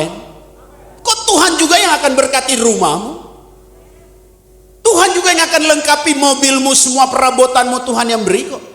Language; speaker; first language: Indonesian; native; Indonesian